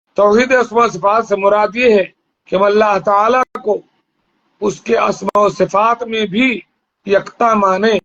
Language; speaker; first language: Urdu; native; Urdu